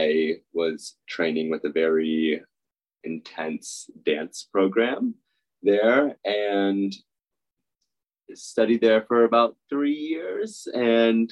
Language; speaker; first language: English; native; English